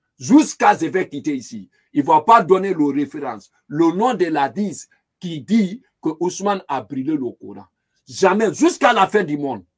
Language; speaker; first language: French; non-native, local second language; Lingala